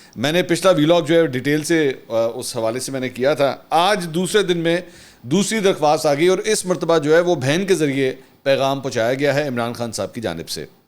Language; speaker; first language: Urdu; native; Urdu